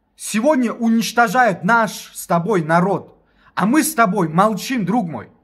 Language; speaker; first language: Russian; non-native, local second language; Tajik